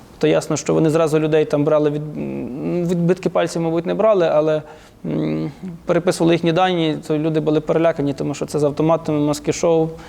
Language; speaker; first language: Ukrainian; native; Ukrainian